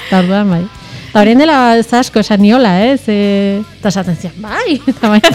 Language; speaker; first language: Basque; non-native, local second language; Spanish